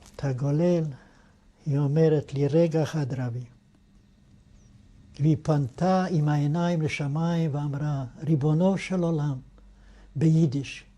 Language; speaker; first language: Hebrew; non-native, fluent; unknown